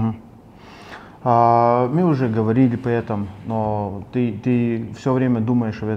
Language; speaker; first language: Russian; non-native, learner; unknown